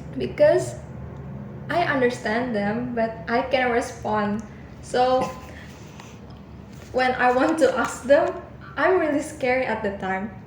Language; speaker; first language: English; non-native, learner; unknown